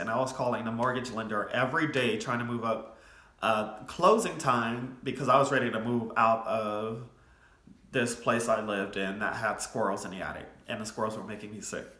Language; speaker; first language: English; native; English